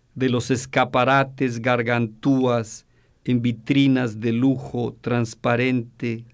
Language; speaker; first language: English; non-native, fluent; Spanish